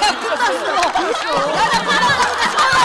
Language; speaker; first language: Korean; native; Korean